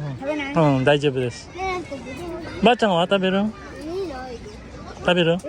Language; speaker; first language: Japanese; non-native, learner; Filipino